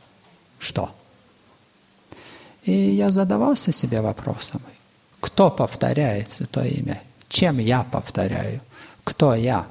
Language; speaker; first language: Russian; native; Russian